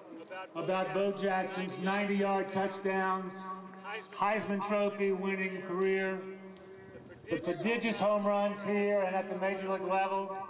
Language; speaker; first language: English; native; English